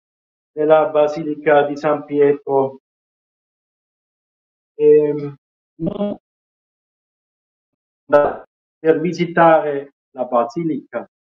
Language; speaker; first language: Italian; non-native, fluent; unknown